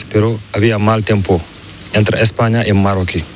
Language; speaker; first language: Spanish; non-native, learner; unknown